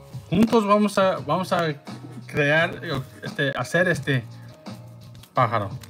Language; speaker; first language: Spanish; early bilingual, heritage; Spanish